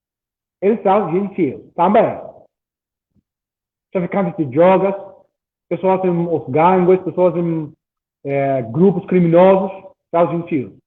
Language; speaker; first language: Portuguese; non-native, learner; English